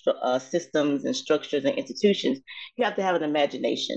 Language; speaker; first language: English; native; English